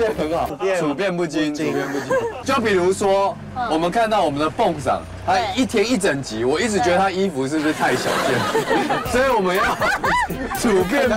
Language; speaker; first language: Chinese; native; Chinese